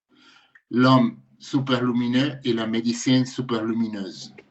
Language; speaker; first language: French; non-native, fluent; Spanish